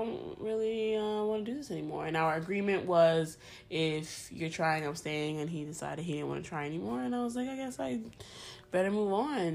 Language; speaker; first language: English; early bilingual, other home language; Spanish